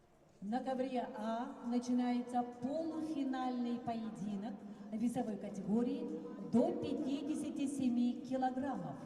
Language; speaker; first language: Russian; native; Russian